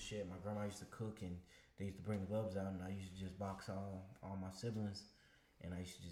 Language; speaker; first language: English; native; English